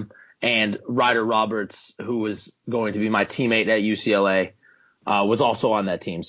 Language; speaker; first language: English; native; English